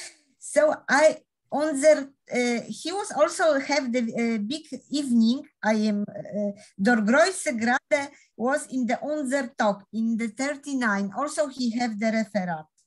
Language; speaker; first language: English; non-native, learner; Polish